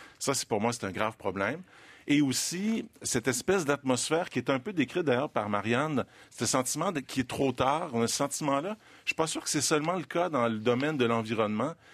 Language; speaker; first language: French; native; French